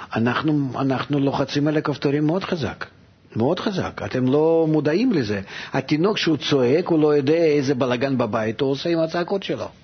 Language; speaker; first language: Hebrew; non-native, fluent; Russian